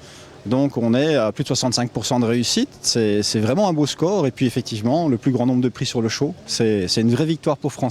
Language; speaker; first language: French; native; French